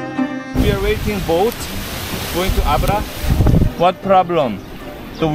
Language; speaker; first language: English; non-native, learner; Korean